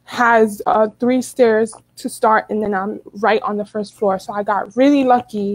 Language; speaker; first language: English; native; English